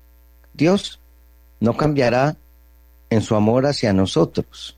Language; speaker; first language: Spanish; native; Spanish